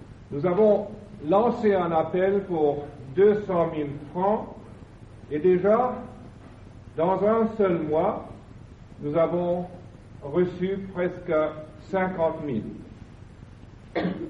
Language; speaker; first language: French; non-native, fluent; English